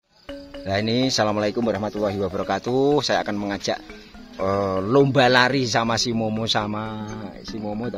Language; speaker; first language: Indonesian; non-native, local second language; Javanese